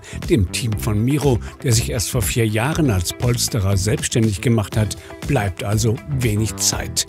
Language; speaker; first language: German; native; German